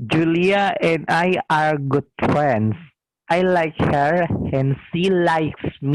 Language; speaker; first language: English; non-native, learner; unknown